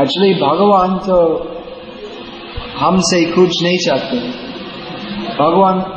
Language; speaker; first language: Hindi; non-native, learner; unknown